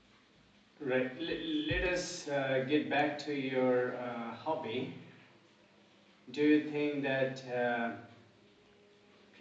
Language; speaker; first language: English; non-native, local second language; Bangla